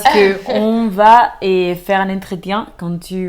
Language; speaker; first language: French; non-native, fluent; Spanish